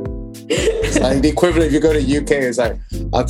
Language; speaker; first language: English; non-native, local second language; Cantonese